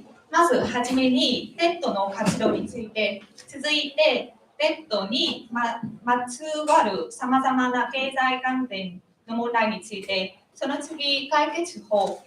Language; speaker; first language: Japanese; non-native, learner; Vietnamese